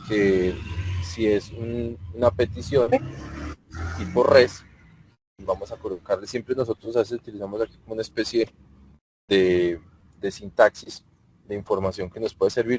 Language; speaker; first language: Spanish; native; Spanish